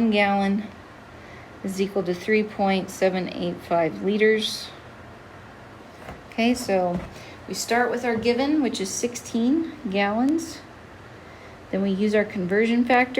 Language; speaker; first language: English; native; English